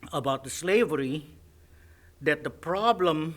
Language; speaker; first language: English; non-native, fluent; Indonesian